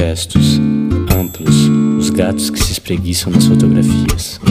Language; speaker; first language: French; non-native, fluent; Portuguese